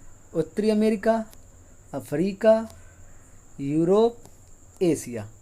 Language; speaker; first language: Hindi; native; Hindi